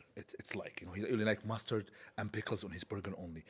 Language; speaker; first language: English; non-native, fluent; Arabic